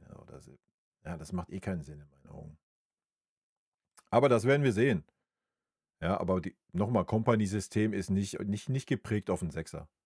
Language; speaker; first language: German; native; German